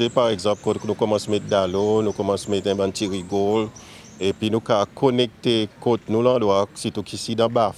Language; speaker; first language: French; non-native, local second language; Seselwa Creole French